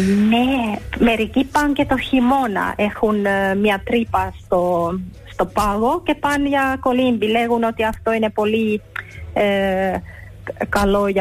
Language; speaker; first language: Greek; early bilingual, heritage; Finnish